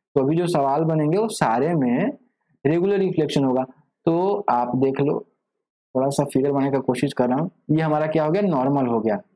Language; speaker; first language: Hindi; native; Hindi